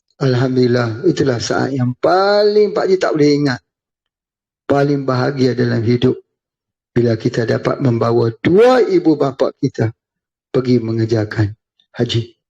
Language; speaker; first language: Malay; native; Malay